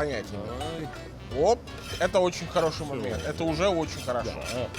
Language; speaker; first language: Russian; non-native, fluent; Italian